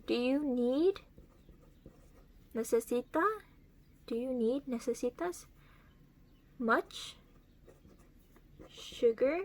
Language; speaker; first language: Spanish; early bilingual, heritage; Spanish